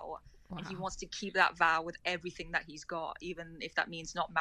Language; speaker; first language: English; native; English